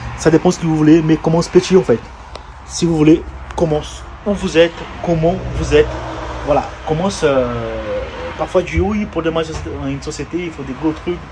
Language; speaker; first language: French; non-native, fluent; Portuguese